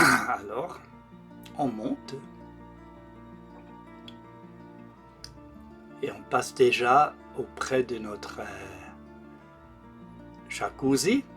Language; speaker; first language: French; non-native, local second language; German